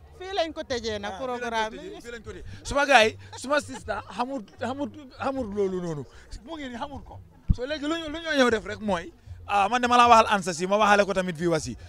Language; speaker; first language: Wolof; non-native, local second language; Fula